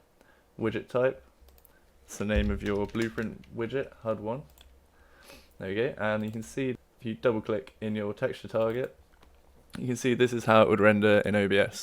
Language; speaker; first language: English; native; English